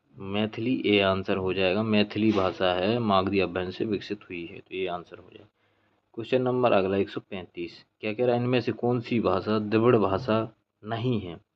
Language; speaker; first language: Hindi; native; Hindi